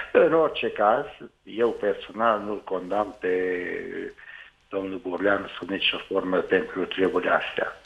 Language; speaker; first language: Romanian; non-native, local second language; Hungarian